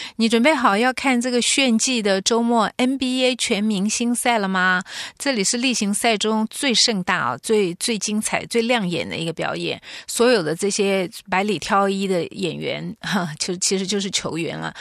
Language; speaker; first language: Chinese; native; Chinese